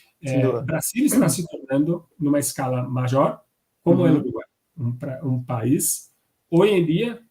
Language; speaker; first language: Spanish; non-native, fluent; Portuguese